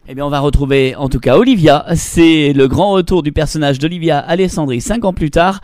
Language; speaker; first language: French; native; French